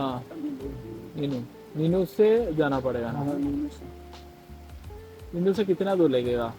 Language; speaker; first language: Hindi; non-native, local second language; Malayalam